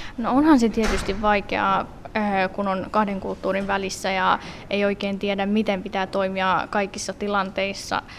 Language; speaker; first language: Finnish; early bilingual, other home language; Somali